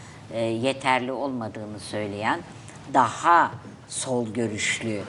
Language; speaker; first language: Turkish; native; Turkish